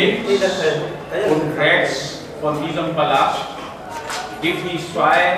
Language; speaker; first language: German; non-native, learner; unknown